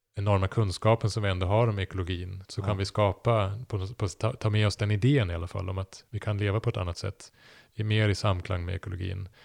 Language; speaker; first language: Swedish; non-native, fluent; German